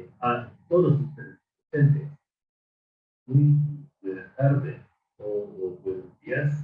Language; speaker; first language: Spanish; non-native, fluent; Japanese